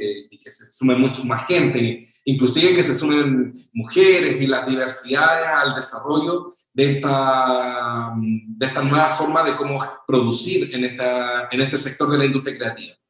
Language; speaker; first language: Spanish; native; Spanish